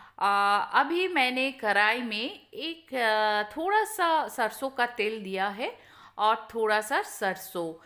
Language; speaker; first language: Hindi; non-native, local second language; Bangla